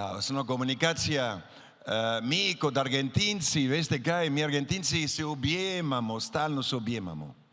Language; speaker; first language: Slovenian; early bilingual, heritage; Slovenian